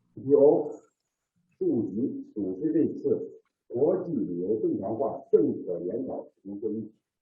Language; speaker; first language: Chinese; native; Chinese